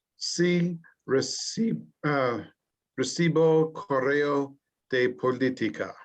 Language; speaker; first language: Spanish; non-native, learner; English